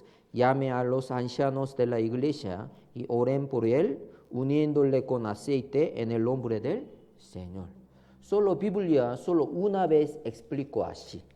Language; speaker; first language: Spanish; non-native, learner; Korean